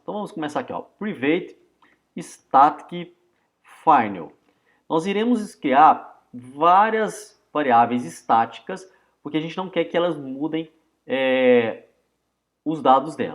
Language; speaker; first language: Portuguese; native; Portuguese